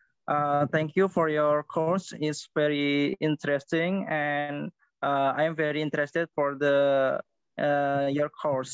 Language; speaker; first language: English; non-native, learner; Indonesian